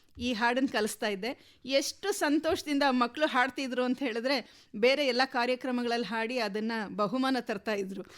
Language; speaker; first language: Kannada; native; Kannada